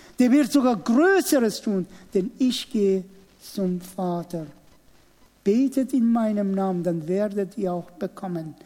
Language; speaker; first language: German; non-native, fluent; Persian